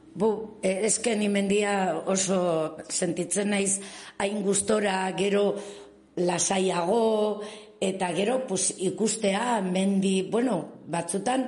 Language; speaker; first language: Basque; non-native, local second language; Spanish